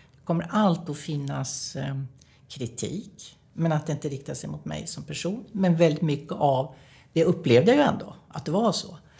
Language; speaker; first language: Swedish; native; Swedish